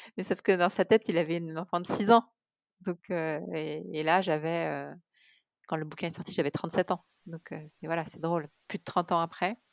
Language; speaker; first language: French; early bilingual, other home language; Arabic